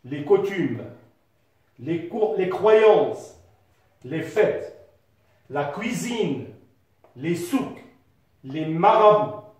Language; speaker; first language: French; non-native, local second language; Arabic